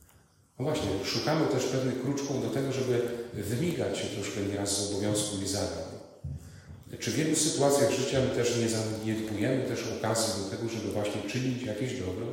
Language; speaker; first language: Polish; native; Polish